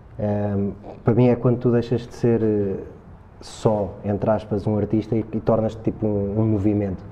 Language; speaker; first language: Portuguese; native; Portuguese